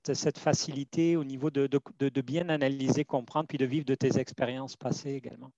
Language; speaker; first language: French; native; French